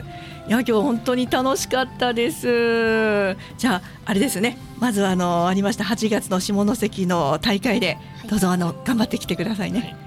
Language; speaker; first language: Japanese; native; Japanese